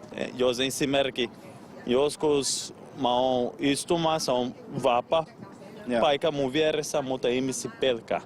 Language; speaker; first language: Finnish; non-native, learner; Portuguese